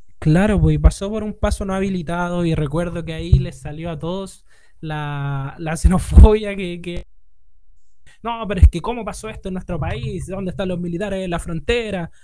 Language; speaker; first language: Spanish; native; Spanish